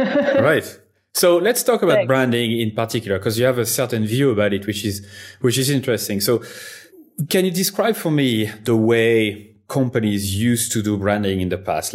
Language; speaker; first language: English; non-native, fluent; French